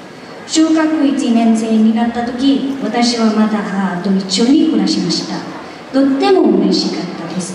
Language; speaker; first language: Japanese; non-native, learner; Thai